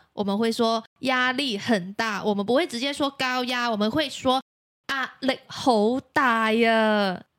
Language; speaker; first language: Chinese; non-native, local second language; Cantonese